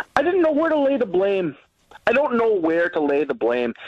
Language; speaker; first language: English; native; English